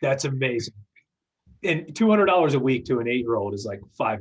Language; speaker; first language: English; native; English